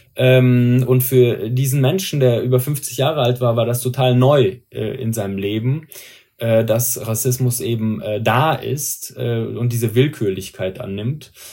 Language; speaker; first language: German; early bilingual, other home language; Persian